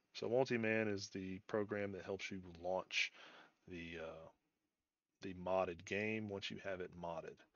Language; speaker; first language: English; native; English